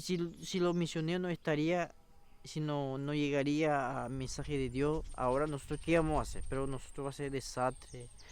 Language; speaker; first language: Spanish; non-native, local second language; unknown